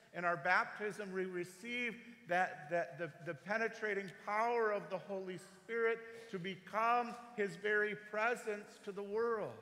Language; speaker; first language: English; native; English